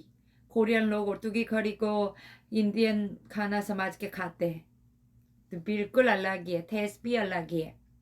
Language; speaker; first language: Hindi; non-native, learner; Korean